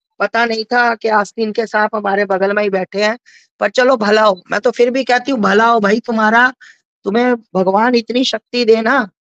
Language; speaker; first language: Hindi; native; Hindi